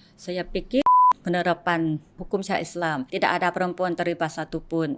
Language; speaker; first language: Indonesian; non-native, fluent; Thai